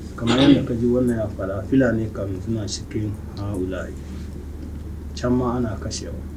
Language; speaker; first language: Hausa; non-native, local second language; Fula